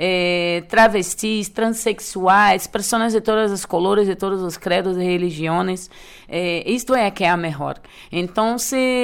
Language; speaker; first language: Spanish; non-native, learner; Portuguese